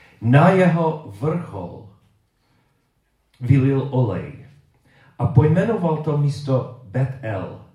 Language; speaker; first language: Czech; non-native, learner; English